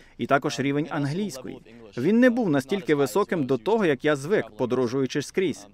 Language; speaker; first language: Ukrainian; non-native, fluent; English